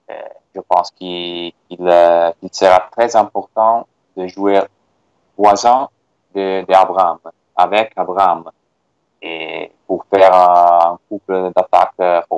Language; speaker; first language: French; non-native, fluent; Italian